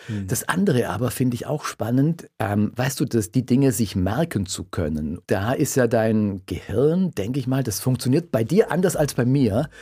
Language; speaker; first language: German; native; German